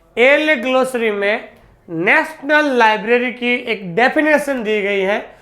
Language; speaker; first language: Hindi; native; Hindi